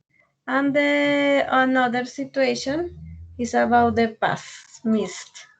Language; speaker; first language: English; non-native, learner; Spanish